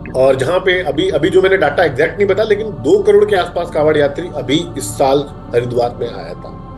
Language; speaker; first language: Hindi; native; Hindi